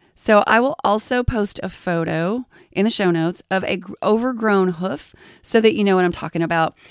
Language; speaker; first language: English; native; English